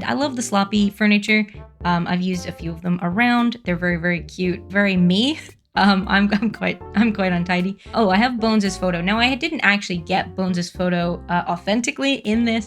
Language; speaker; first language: English; native; English